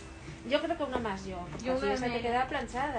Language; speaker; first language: Spanish; native; Spanish